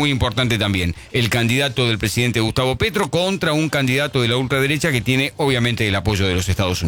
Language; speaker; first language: Spanish; native; Spanish